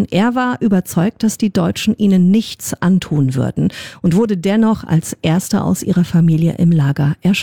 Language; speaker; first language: German; native; German